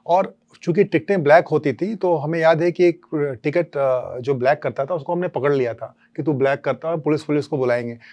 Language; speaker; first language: Hindi; native; Hindi